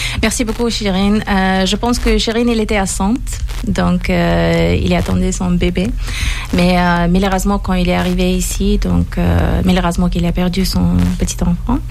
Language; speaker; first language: French; non-native, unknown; Persian